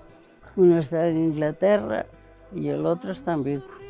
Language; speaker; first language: Spanish; non-native, local second language; Galician